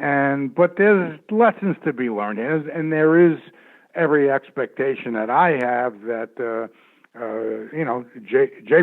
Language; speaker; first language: English; native; English